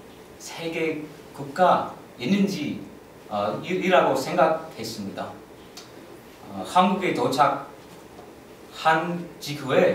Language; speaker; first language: Korean; non-native, learner; English